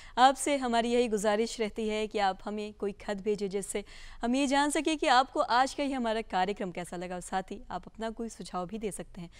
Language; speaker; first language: Hindi; native; Hindi